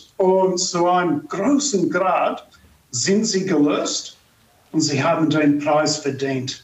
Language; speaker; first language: German; non-native, fluent; English